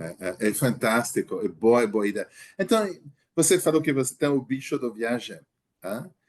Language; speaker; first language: Portuguese; non-native, learner; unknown